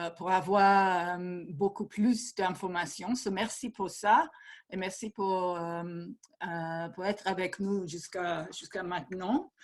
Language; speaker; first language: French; non-native, fluent; English